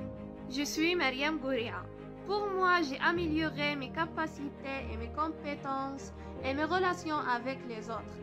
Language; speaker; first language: French; non-native, learner; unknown